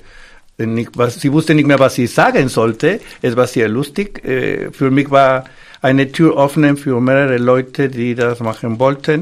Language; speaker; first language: German; non-native, fluent; Spanish